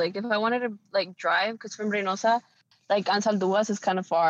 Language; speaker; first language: English; early bilingual, other home language; Spanish